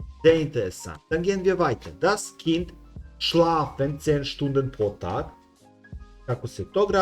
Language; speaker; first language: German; non-native, fluent; Serbian